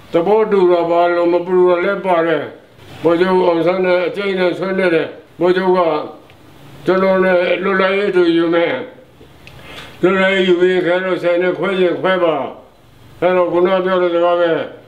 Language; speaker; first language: Burmese; native; Burmese